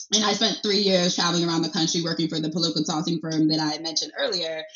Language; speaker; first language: English; early bilingual, other home language; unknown